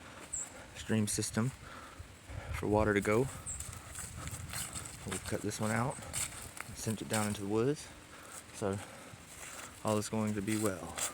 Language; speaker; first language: English; native; English